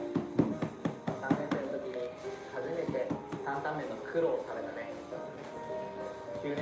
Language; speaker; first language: Japanese; native; Japanese